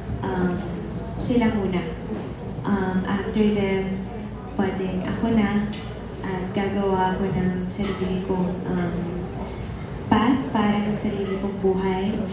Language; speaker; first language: Filipino; native; Filipino